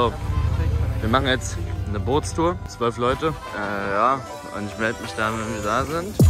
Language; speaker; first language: German; native; German